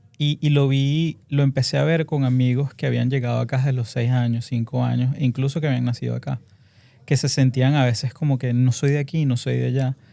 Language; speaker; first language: Spanish; native; Spanish